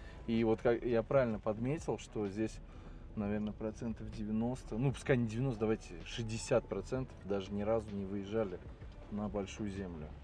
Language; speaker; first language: Russian; native; Russian